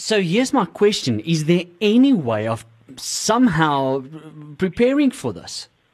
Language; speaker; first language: English; non-native, local second language; Afrikaans